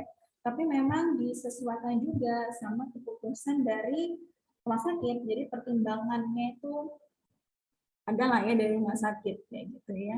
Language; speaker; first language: Indonesian; native; Indonesian